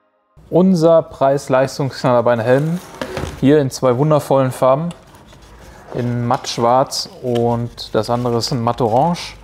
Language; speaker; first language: German; native; German